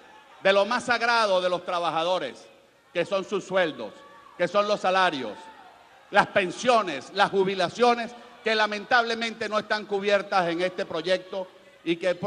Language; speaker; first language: Spanish; native; Spanish